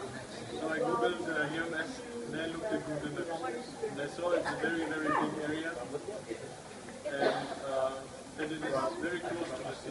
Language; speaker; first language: English; non-native, fluent; German